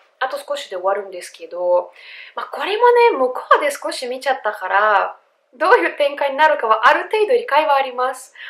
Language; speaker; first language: Japanese; non-native, fluent; Russian